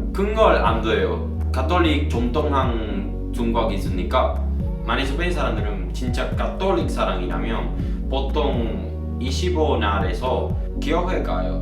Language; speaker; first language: Korean; non-native, learner; Spanish